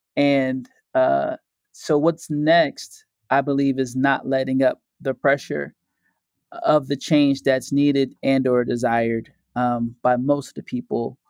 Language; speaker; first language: English; native; English